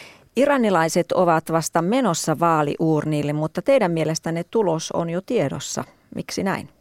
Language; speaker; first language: Finnish; native; Finnish